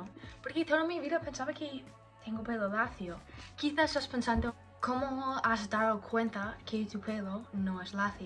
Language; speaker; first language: Spanish; non-native, learner; English